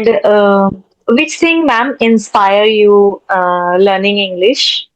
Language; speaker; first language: English; non-native, learner; Hindi